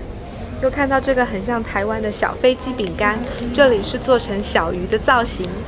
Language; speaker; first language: Chinese; native; Chinese